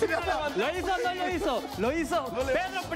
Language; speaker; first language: Spanish; native; Spanish